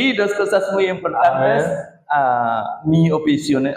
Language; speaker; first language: Spanish; non-native, learner; Indonesian